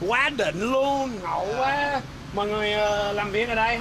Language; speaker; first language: Vietnamese; non-native, learner; English